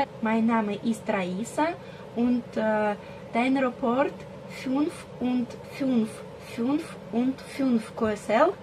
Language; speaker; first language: German; non-native, learner; Russian